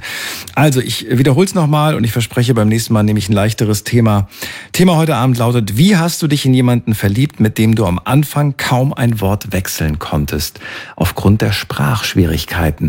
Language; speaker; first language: German; native; German